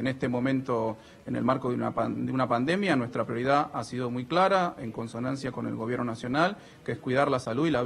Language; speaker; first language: Spanish; native; Spanish